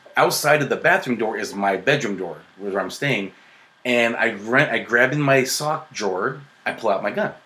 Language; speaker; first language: English; native; English